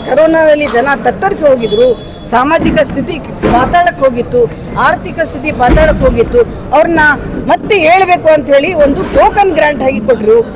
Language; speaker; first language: Kannada; non-native, local second language; Urdu